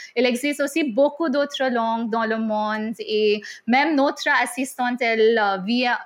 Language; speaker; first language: French; non-native, fluent; Hindi